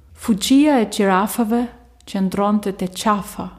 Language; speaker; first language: Albanian; non-native, fluent; German